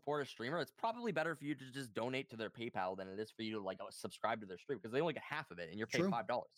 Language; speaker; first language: English; native; English